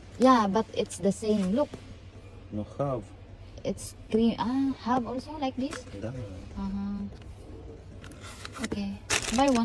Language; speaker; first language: English; non-native, learner; Filipino